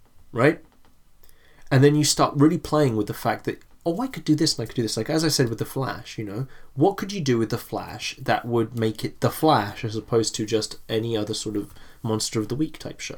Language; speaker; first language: English; native; English